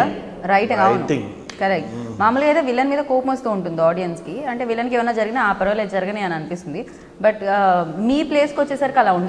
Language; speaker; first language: Telugu; native; Telugu